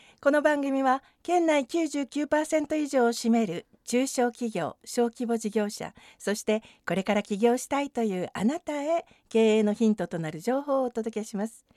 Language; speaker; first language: Japanese; native; Japanese